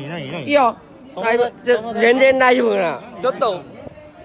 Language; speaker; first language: Japanese; non-native, learner; Vietnamese